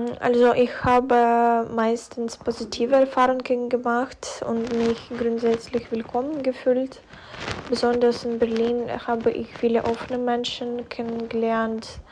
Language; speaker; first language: German; non-native, fluent; Ukrainian